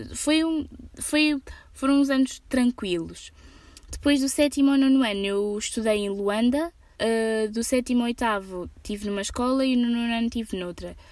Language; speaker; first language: Portuguese; early bilingual, heritage; Portuguese